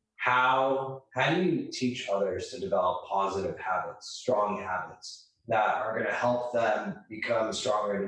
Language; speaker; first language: English; native; English